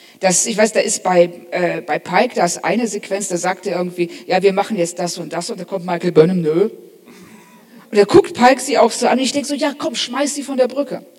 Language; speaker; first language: German; native; German